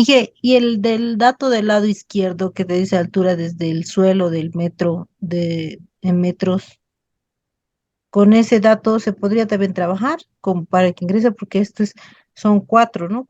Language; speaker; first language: Spanish; native; Spanish